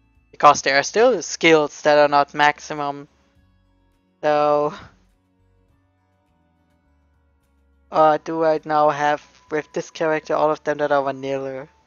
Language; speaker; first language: English; non-native, fluent; German